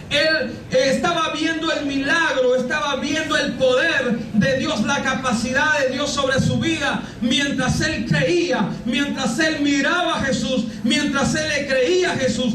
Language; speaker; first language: Spanish; native; Spanish